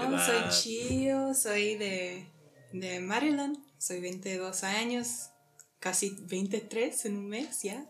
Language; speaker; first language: Spanish; early bilingual, heritage; English